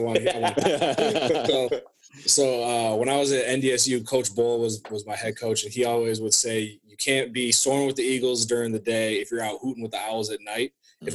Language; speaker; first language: English; native; English